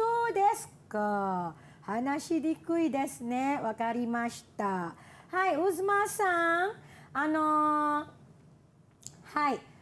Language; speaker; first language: Japanese; non-native, fluent; Malay